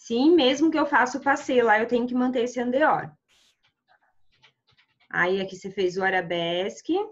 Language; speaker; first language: Portuguese; native; Portuguese